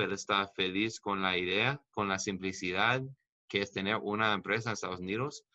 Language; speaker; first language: Spanish; non-native, learner; English